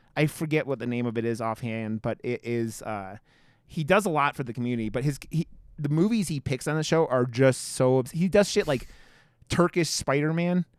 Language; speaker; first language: English; native; English